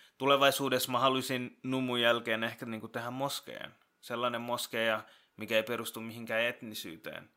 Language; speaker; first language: Finnish; early bilingual, other home language; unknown